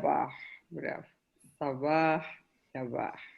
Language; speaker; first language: Arabic; native; Arabic